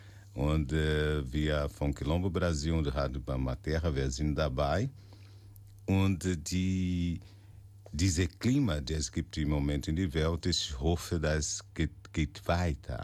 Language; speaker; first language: German; non-native, fluent; Portuguese